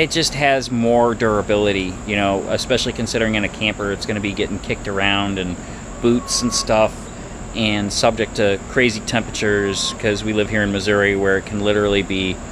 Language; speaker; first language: English; native; English